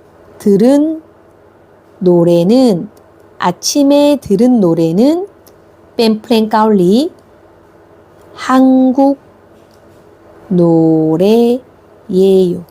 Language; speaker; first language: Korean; non-native, fluent; Thai